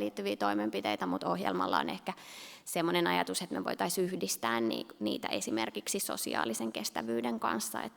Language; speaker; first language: Finnish; native; Finnish